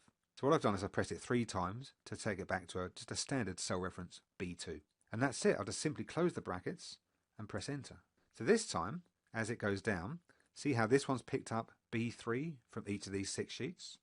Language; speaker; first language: English; native; English